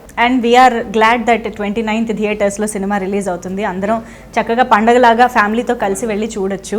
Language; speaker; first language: Telugu; native; Telugu